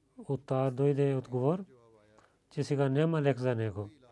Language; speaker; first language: Bulgarian; non-native, learner; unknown